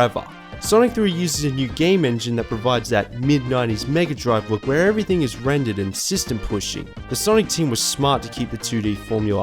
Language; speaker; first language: English; native; English